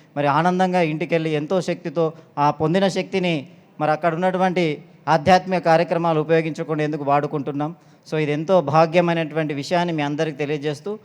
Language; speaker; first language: Telugu; native; Telugu